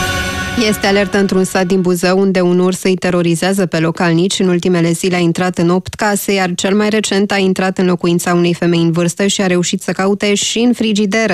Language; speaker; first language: Romanian; native; Romanian